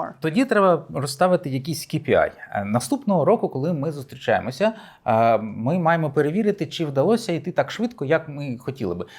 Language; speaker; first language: Ukrainian; native; Ukrainian